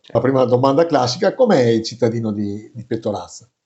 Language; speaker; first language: Italian; native; Italian